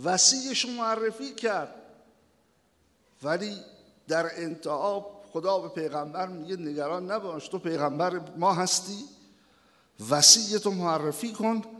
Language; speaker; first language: Persian; native; Persian